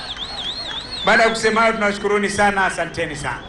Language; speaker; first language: Swahili; native; Swahili